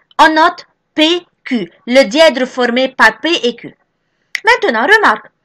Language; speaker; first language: French; non-native, local second language; Arabic